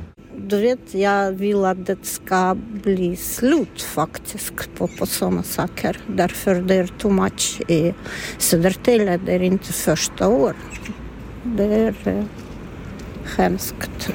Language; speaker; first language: Swedish; non-native, learner; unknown